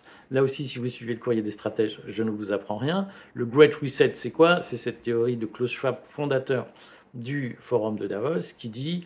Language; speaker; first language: French; native; French